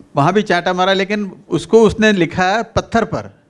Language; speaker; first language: Hindi; native; Hindi